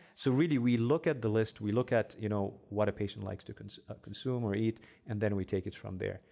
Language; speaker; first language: English; non-native, fluent; Arabic